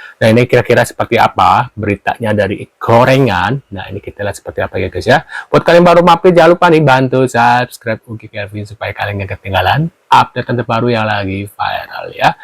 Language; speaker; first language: Indonesian; native; Indonesian